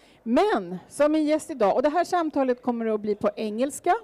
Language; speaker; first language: Swedish; native; Swedish